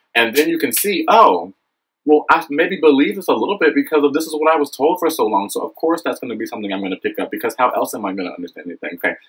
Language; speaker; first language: English; native; English